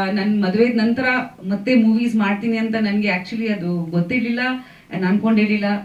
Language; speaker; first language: Kannada; non-native, fluent; Bangla